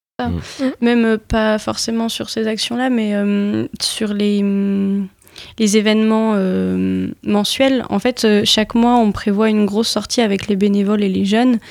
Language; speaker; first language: French; native; French